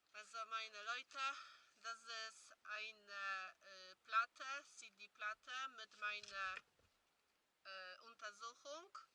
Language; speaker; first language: German; non-native, learner; Polish